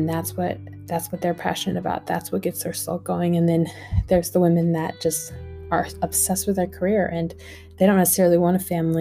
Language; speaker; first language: English; native; English